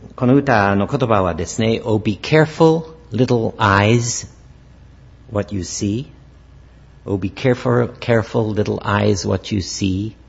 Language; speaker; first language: English; native; English